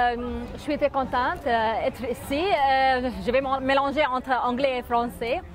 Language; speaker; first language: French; non-native, learner; Arabic